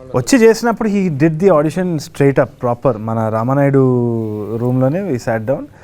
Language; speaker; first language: Telugu; native; Telugu